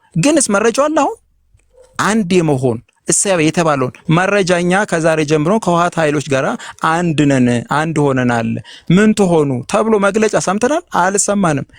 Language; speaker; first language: Amharic; native; Amharic